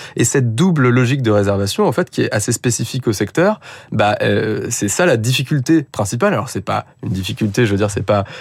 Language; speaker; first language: French; native; French